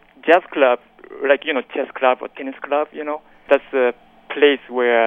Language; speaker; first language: English; non-native, fluent; Japanese